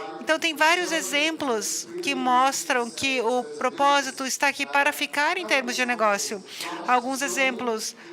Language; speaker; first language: Portuguese; non-native, fluent; English